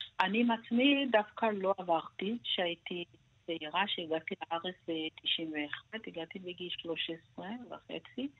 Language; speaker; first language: Hebrew; non-native, fluent; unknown